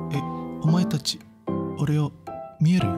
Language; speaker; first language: Japanese; non-native, learner; Indonesian